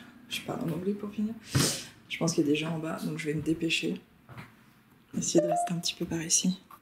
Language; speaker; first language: French; native; French